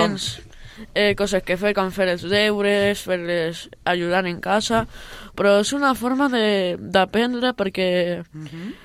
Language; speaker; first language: Catalan; non-native, local second language; Spanish